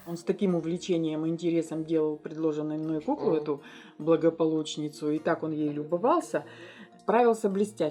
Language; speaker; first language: Russian; native; Russian